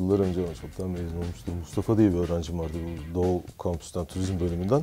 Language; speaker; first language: Turkish; native; Turkish